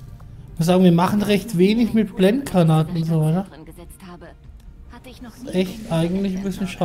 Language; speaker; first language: German; native; German